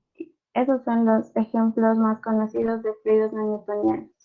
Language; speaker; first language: Spanish; native; Spanish